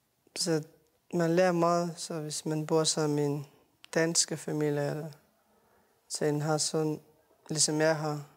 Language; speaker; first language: Danish; non-native, learner; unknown